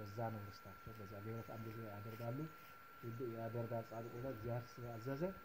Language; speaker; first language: Amharic; non-native, local second language; Tigrinya